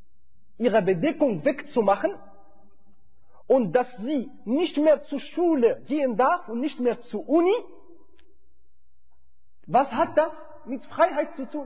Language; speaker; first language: German; non-native, fluent; Arabic